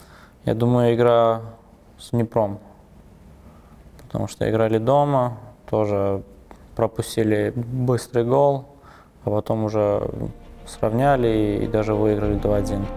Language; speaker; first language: Russian; non-native, fluent; Armenian